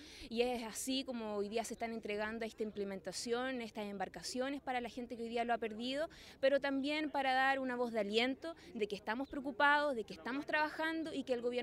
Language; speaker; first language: Spanish; native; Spanish